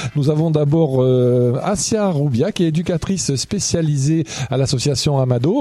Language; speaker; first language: French; native; French